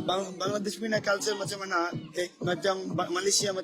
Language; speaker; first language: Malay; non-native, learner; Bangla